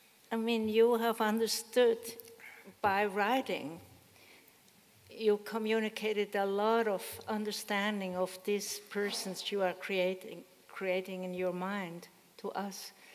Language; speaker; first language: English; non-native, fluent; German